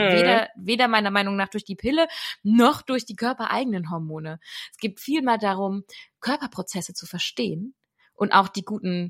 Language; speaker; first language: German; native; German